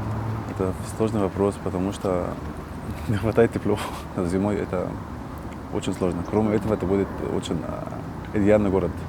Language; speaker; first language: Russian; non-native, learner; Arabic